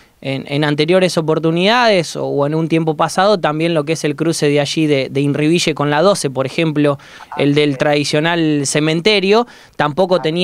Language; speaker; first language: Spanish; native; Spanish